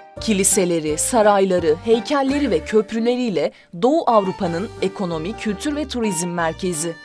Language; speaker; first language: Turkish; native; Turkish